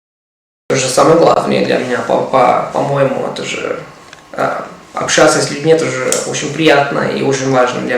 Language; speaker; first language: Russian; non-native, fluent; Italian